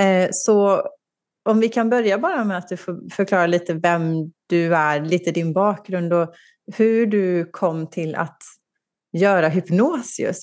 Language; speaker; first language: Swedish; native; Swedish